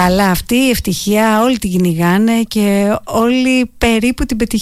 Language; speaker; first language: Greek; native; Greek